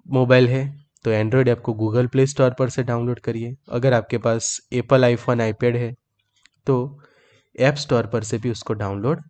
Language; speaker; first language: Hindi; native; Hindi